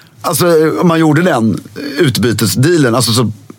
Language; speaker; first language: Swedish; native; Swedish